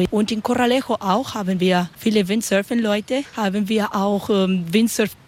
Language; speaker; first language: German; non-native, learner; Spanish